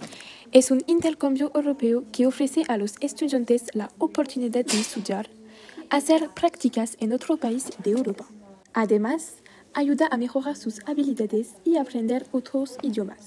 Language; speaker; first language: Spanish; non-native, learner; French